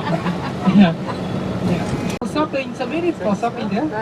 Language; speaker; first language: English; non-native, learner; Vietnamese